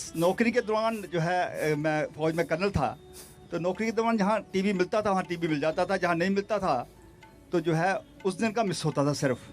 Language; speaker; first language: Hindi; native; Hindi